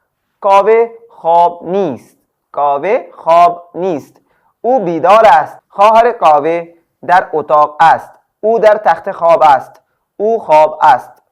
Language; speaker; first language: Persian; non-native, fluent; Urdu